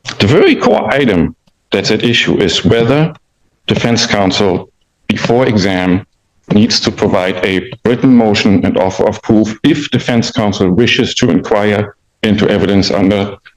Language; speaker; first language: English; native; English